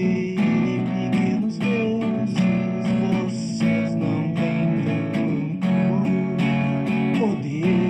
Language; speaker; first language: Portuguese; native; Portuguese